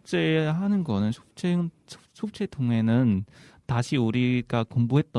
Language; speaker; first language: Korean; non-native, fluent; Vietnamese